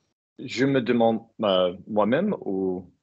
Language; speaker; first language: French; non-native, learner; English